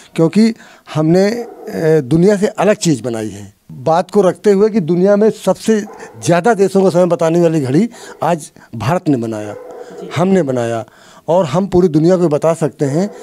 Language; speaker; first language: Hindi; native; Hindi